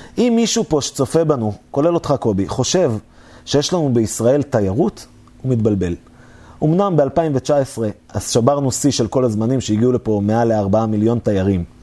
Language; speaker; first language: Hebrew; native; Hebrew